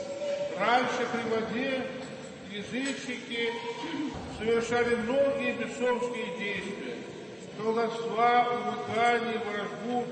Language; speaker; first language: Russian; native; Russian